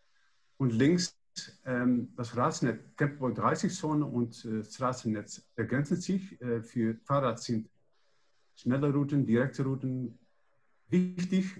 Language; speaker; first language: German; non-native, learner; Dutch